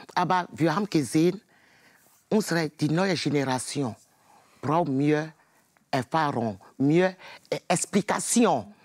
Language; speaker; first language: German; non-native, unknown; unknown